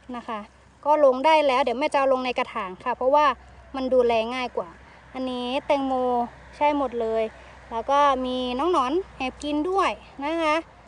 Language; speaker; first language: Thai; native; Thai